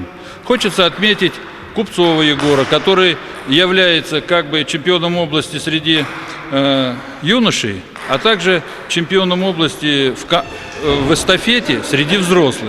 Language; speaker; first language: Russian; native; Russian